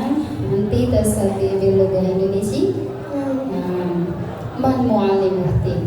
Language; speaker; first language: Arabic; non-native, learner; Indonesian